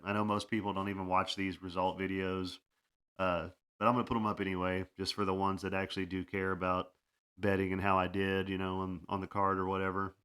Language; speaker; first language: English; native; English